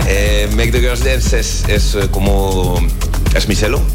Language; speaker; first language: Spanish; non-native, learner; French